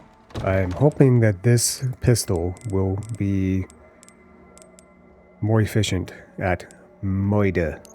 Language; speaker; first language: English; native; English